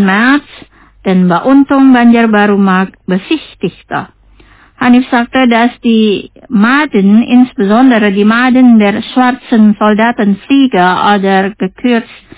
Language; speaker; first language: German; non-native, fluent; Indonesian